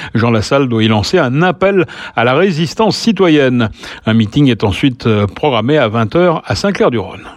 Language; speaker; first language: French; native; French